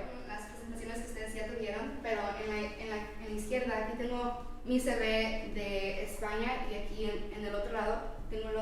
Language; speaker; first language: Spanish; non-native, fluent; English